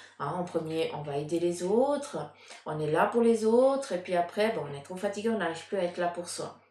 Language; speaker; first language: French; early bilingual, other home language; Portuguese